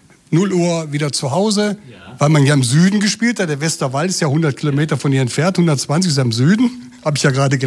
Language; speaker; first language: German; native; German